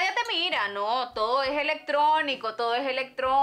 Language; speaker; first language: Spanish; native; Spanish